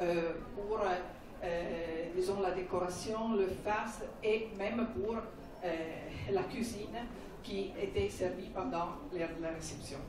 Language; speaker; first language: French; non-native, fluent; Italian